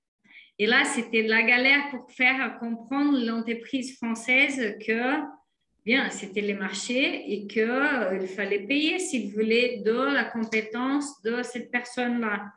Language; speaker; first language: French; non-native, fluent; Portuguese